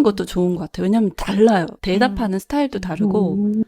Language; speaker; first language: Korean; native; Korean